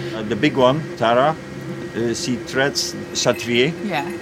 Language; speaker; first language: English; non-native, fluent; Dutch